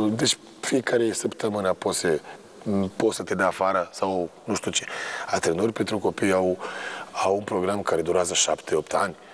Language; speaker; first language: Romanian; non-native, fluent; Serbian